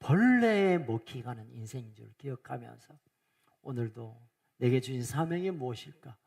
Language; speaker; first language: Korean; native; Korean